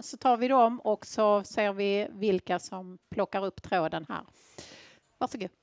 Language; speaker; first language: Swedish; native; Swedish